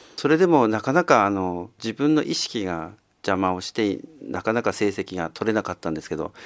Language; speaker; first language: Japanese; native; Japanese